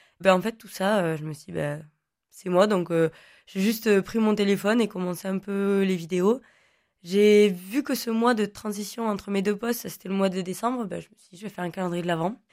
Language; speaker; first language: French; native; French